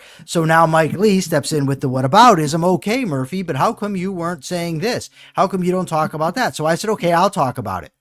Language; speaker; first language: English; native; English